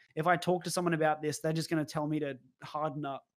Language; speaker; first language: English; native; English